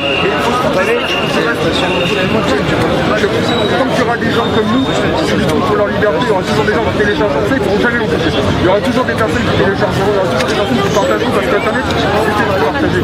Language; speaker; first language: French; native; French